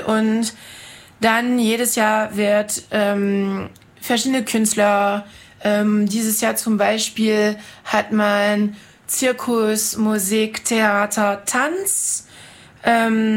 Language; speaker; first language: German; non-native, fluent; French